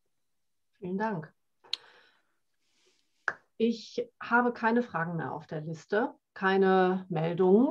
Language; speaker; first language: German; native; German